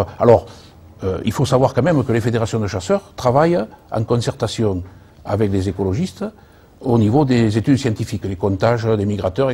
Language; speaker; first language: French; native; French